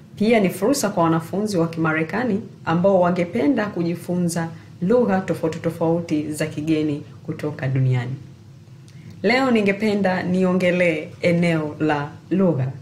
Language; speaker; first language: Swahili; native; Swahili